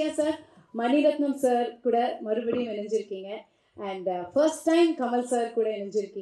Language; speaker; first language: Tamil; native; Tamil